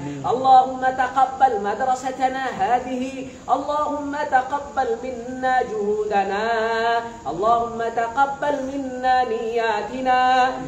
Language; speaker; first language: Arabic; non-native, fluent; Bangla